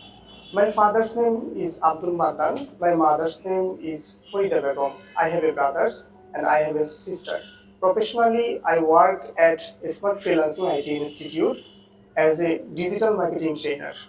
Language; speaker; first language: English; non-native, learner; Bangla